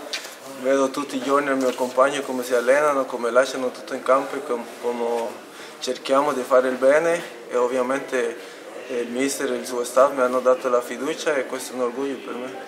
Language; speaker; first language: Italian; non-native, fluent; Spanish